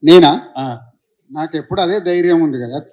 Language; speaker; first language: Telugu; native; Telugu